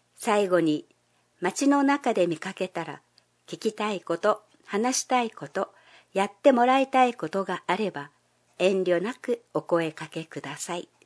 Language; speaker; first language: Japanese; non-native, fluent; Chinese